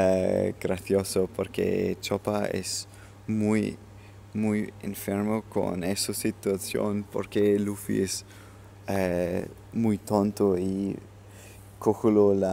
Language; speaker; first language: Spanish; non-native, learner; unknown